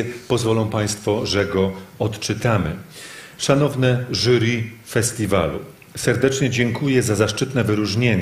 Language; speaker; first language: Polish; native; Polish